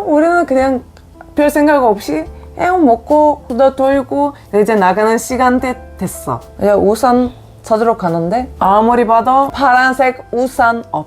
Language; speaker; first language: Korean; non-native, fluent; Bulgarian